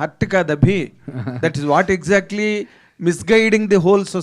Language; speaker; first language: Telugu; native; Telugu